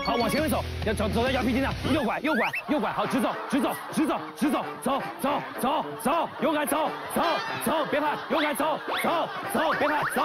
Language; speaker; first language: Chinese; native; Chinese